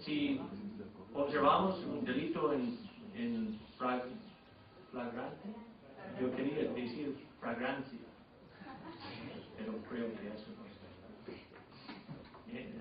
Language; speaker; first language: Spanish; non-native, fluent; English